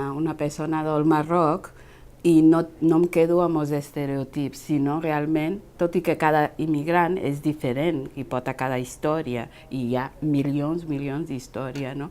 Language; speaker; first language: Catalan; non-native, fluent; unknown